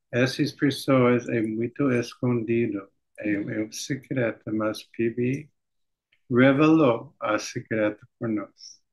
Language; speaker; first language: Portuguese; non-native, learner; English